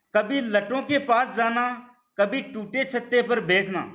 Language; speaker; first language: Hindi; native; Hindi